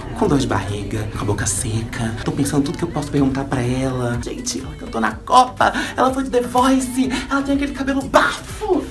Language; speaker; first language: Portuguese; native; Portuguese